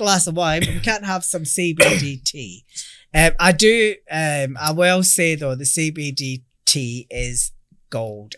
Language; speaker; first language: English; native; English